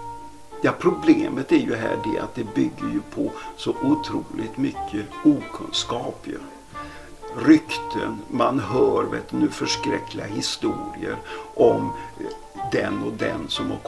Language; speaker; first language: Swedish; native; Swedish